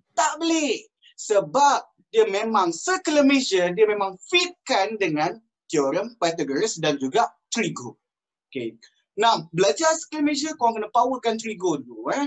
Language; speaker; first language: Malay; native; Malay